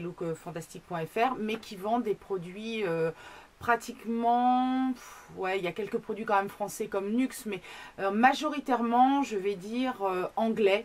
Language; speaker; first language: French; native; French